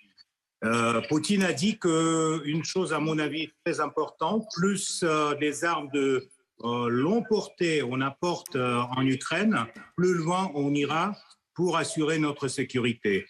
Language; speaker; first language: French; non-native, fluent; Russian